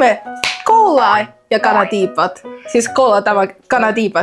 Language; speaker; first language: Estonian; non-native, learner; Chinese